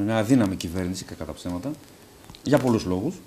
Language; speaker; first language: Greek; native; Greek